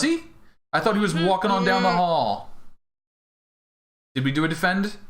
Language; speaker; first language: English; native; English